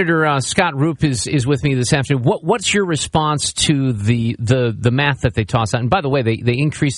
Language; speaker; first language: English; native; English